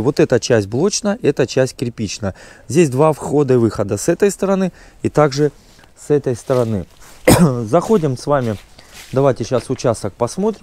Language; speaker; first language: Russian; native; Russian